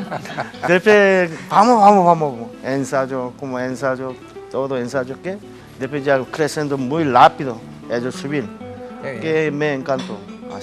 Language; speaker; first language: Spanish; non-native, learner; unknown